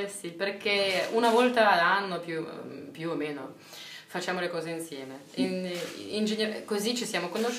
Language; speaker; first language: Italian; non-native, fluent; Russian